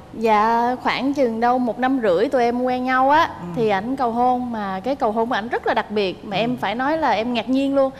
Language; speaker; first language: Vietnamese; native; Vietnamese